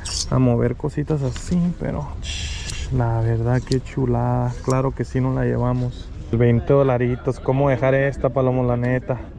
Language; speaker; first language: Spanish; early bilingual, heritage; Spanish